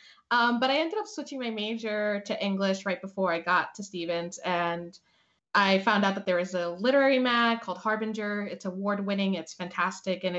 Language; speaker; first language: English; early bilingual, other home language; Spanish